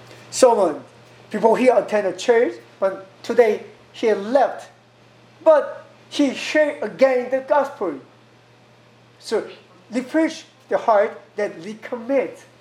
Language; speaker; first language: English; non-native, learner; Korean